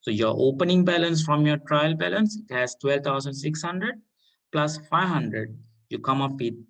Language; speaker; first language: English; non-native, local second language; Sinhala